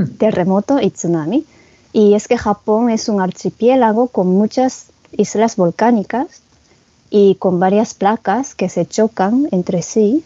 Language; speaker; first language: Spanish; early bilingual, heritage; Japanese